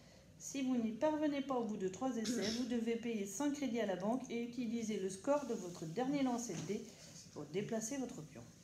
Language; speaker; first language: French; native; French